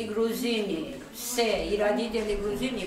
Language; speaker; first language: Russian; non-native, local second language; Georgian